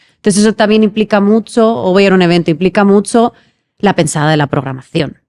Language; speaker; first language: Spanish; native; Spanish